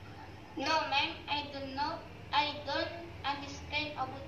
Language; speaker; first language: English; non-native, learner; Indonesian